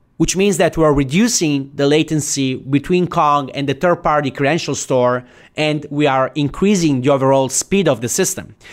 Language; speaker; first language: English; non-native, fluent; Italian